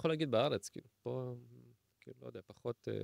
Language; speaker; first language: Hebrew; native; Hebrew